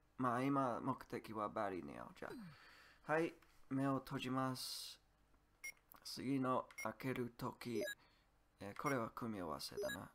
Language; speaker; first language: Japanese; non-native, learner; English